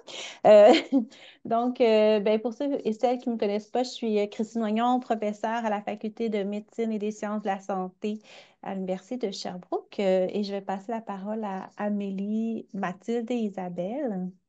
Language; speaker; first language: French; native; French